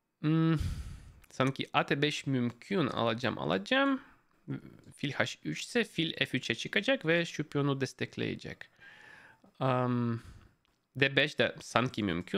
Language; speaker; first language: Turkish; non-native, fluent; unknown